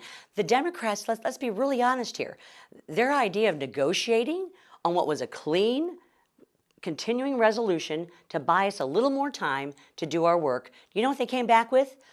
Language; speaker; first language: English; native; English